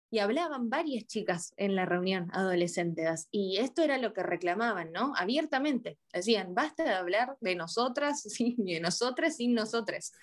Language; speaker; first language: Spanish; native; Spanish